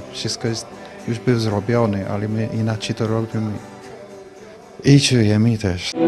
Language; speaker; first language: Polish; non-native, fluent; English